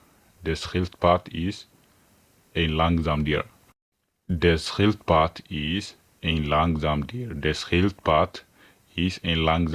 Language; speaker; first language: Dutch; non-native, fluent; Tigrinya